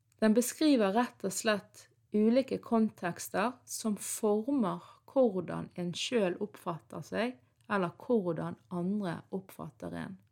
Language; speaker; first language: Norwegian; early bilingual, other home language; Arabic